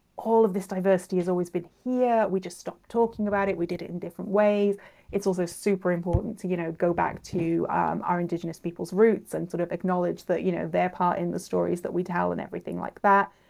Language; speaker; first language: English; native; English